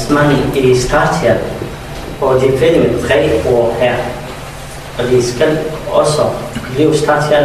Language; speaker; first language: Danish; non-native, learner; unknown